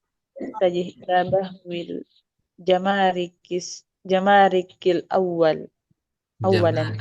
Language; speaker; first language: Arabic; non-native, learner; Indonesian